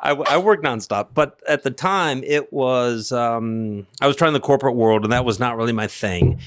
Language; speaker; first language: English; native; English